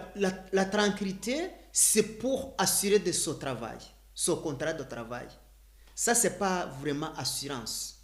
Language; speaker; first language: French; non-native, learner; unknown